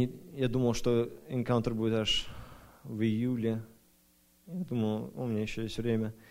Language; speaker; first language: Russian; early bilingual, other home language; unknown